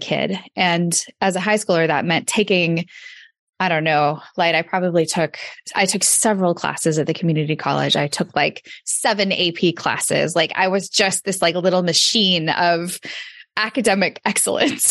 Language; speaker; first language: English; native; English